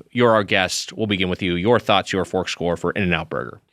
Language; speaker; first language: English; native; English